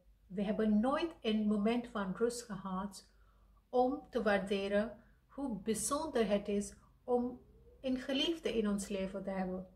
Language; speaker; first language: Dutch; non-native, fluent; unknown